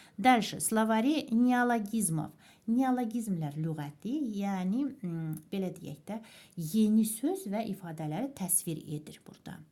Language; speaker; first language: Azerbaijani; native; Azerbaijani